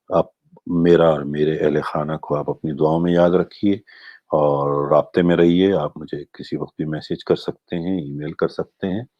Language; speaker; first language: Urdu; non-native, local second language; Gujarati